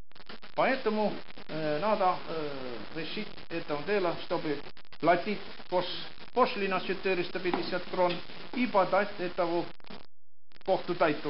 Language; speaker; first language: Russian; non-native, local second language; Estonian